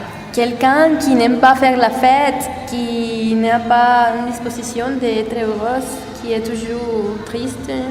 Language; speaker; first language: French; non-native, learner; Spanish